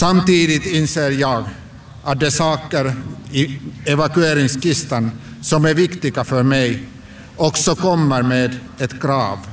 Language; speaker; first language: Swedish; non-native, local second language; Finnish